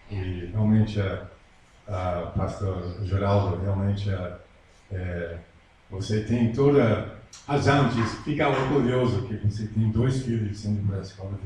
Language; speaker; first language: Portuguese; non-native, fluent; English